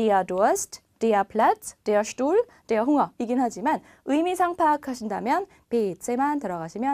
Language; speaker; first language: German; non-native, fluent; Korean